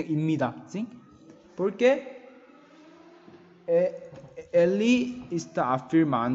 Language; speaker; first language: Portuguese; non-native, learner; Korean